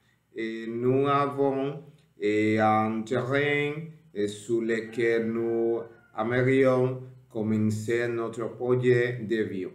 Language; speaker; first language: French; non-native, learner; Spanish